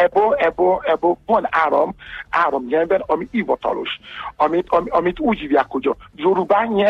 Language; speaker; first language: Hungarian; non-native, learner; Yoruba